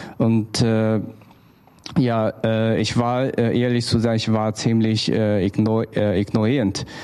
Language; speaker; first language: German; non-native, learner; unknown